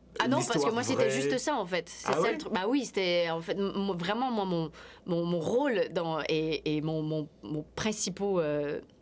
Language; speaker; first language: French; native; French